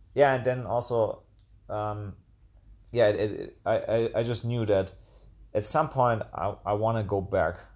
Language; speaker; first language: English; non-native, fluent; German